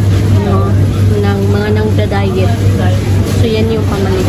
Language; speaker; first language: Filipino; native; Filipino